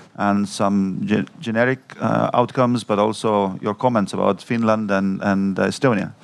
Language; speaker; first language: English; non-native, fluent; Estonian